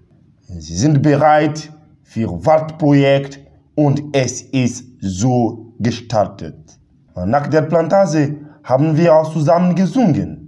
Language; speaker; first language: German; non-native, learner; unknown